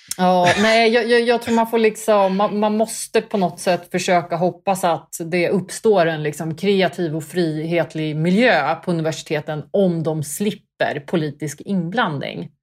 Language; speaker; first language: Swedish; early bilingual, other home language; Kurdish